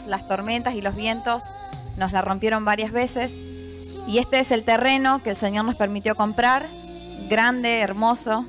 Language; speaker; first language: Spanish; native; Spanish